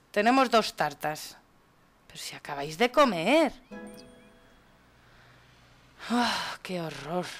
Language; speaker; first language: Spanish; native; Spanish